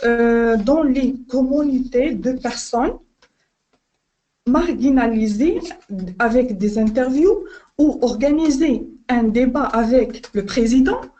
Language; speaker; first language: French; non-native, learner; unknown